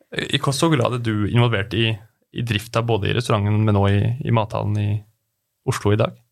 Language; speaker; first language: Norwegian; native; Norwegian